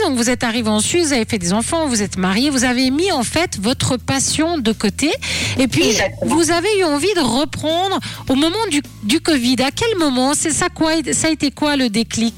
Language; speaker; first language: French; early bilingual, other home language; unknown